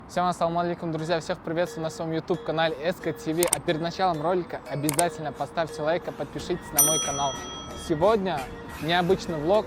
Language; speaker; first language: Russian; non-native, fluent; Turkmen